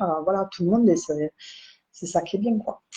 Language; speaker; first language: French; native; French